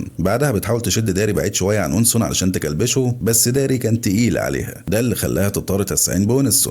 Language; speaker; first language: Arabic; native; Arabic